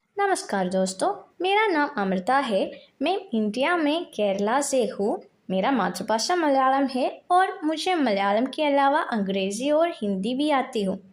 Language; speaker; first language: Hindi; non-native, local second language; Malayalam